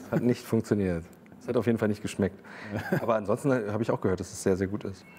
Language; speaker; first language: German; native; German